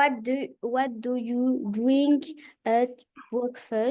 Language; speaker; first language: English; non-native, learner; French